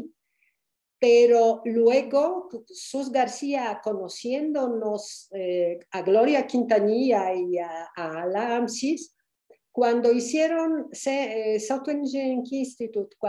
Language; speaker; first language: Spanish; non-native, fluent; Polish